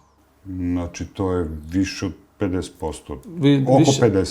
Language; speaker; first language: Bosnian; native; Bosnian